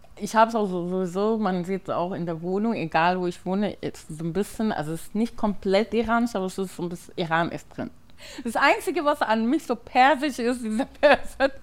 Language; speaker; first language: German; non-native, fluent; Persian